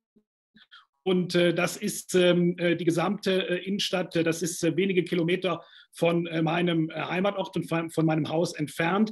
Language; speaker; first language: German; native; German